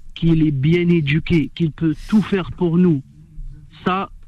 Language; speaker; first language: French; non-native, local second language; Arabic